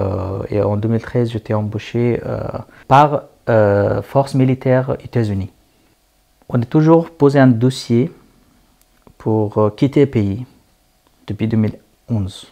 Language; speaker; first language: French; non-native, learner; Persian